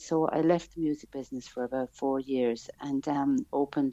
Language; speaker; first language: English; native; English